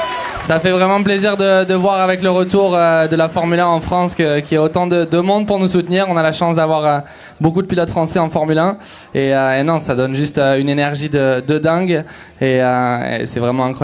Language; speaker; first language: French; native; French